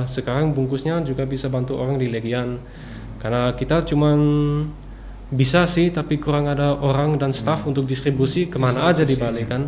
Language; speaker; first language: Indonesian; early bilingual, other home language; English